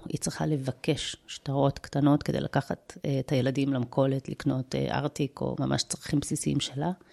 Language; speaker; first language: Hebrew; early bilingual, other home language; Russian